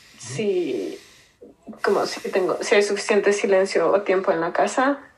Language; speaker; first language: Spanish; native; Spanish